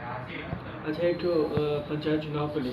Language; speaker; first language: Hindi; native; Hindi